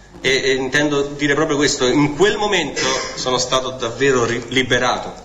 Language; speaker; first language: Italian; native; Italian